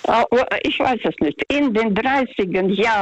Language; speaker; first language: German; early bilingual, heritage; Russian